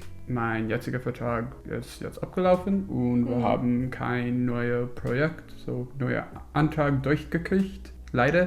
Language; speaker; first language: German; non-native, fluent; English